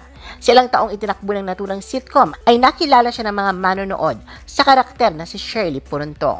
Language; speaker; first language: Filipino; native; Filipino